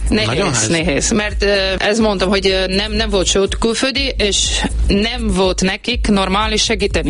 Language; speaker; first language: Hungarian; non-native, learner; Portuguese